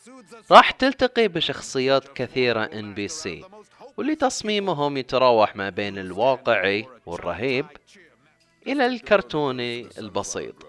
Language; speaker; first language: Arabic; native; Arabic